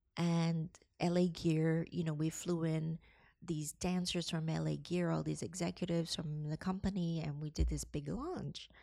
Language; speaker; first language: English; non-native, local second language; Cantonese